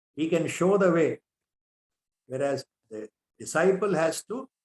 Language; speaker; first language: English; non-native, local second language; Kannada